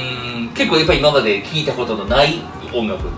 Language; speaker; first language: Japanese; native; Japanese